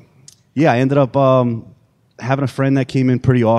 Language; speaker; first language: English; native; English